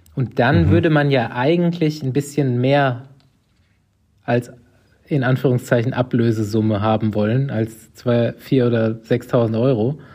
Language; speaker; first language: German; native; German